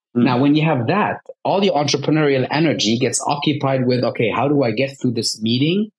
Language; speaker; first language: English; early bilingual, heritage; Arabic